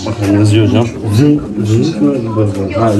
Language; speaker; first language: Turkish; native; Turkish